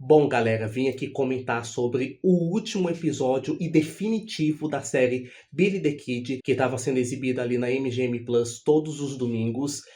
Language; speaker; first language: Portuguese; native; Portuguese